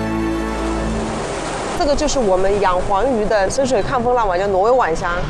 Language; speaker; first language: Chinese; native; Chinese